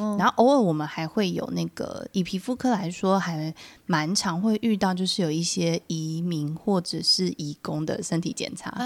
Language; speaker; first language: Chinese; native; Chinese